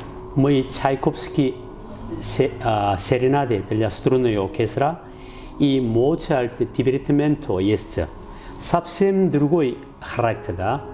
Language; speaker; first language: Russian; non-native, learner; Korean